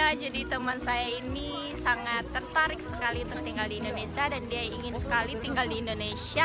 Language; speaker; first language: Indonesian; native; Indonesian